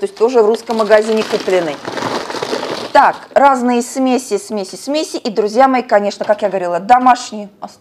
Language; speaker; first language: Russian; native; Russian